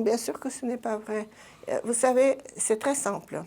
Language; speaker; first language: French; non-native, fluent; Russian